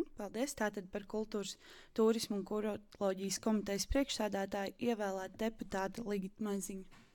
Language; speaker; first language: Latvian; native; Latvian